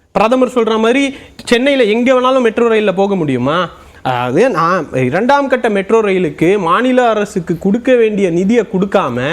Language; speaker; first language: Tamil; native; Tamil